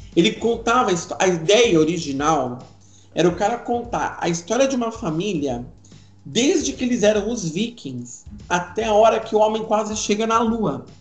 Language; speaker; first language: Portuguese; native; Portuguese